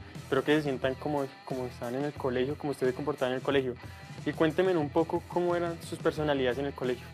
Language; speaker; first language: Spanish; native; Spanish